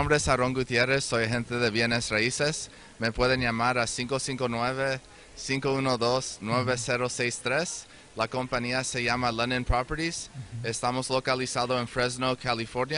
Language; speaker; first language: Spanish; early bilingual, heritage; Spanish